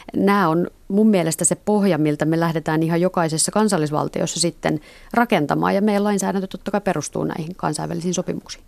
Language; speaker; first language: Finnish; native; Finnish